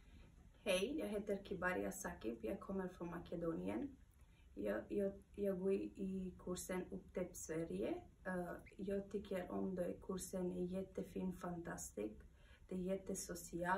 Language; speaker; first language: Swedish; non-native, learner; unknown